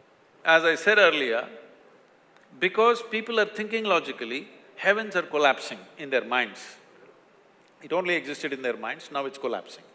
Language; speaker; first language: English; non-native, local second language; Kannada